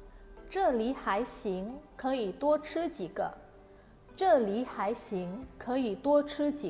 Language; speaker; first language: Chinese; non-native, fluent; Indonesian